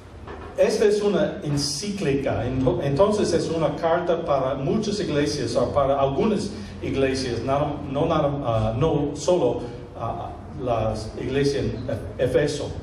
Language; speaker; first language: Spanish; non-native, fluent; English